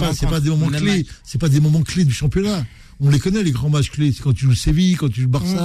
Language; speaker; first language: French; native; French